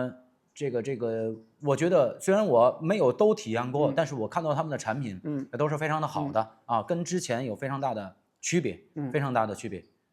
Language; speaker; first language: Chinese; native; Chinese